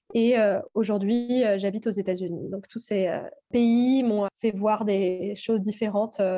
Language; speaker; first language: French; native; French